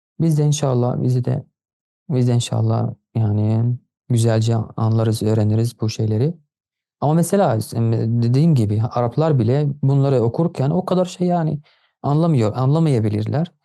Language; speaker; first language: Turkish; non-native, fluent; Arabic